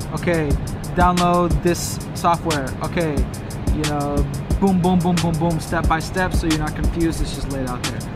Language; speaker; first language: English; native; English